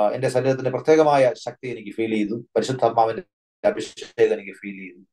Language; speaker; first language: Malayalam; native; Malayalam